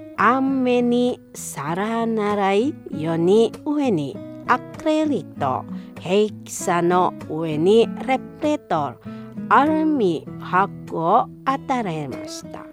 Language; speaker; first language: Japanese; non-native, fluent; Indonesian